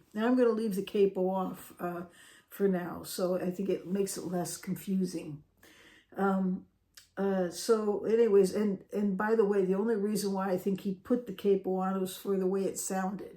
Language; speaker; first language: English; native; English